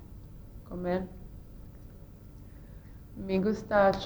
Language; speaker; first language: Spanish; non-native, learner; English